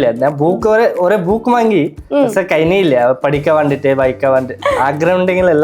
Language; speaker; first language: Malayalam; non-native, local second language; Bangla